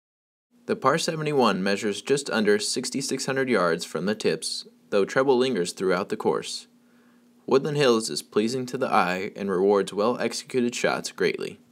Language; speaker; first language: English; native; English